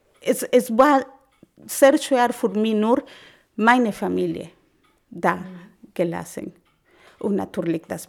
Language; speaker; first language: German; non-native, learner; Spanish